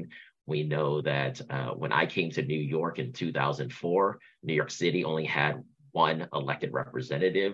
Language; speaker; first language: English; early bilingual, other home language; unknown